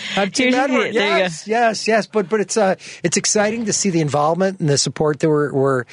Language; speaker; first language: English; native; English